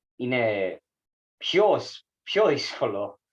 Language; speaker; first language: Greek; non-native, learner; English